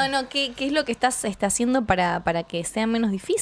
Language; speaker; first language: Spanish; native; Spanish